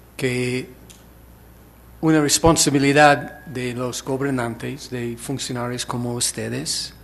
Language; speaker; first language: Spanish; non-native, fluent; English